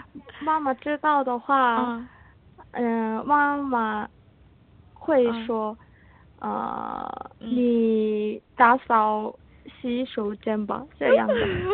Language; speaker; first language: Chinese; non-native, learner; Korean